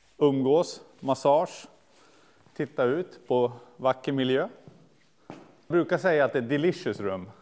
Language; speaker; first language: Swedish; native; Swedish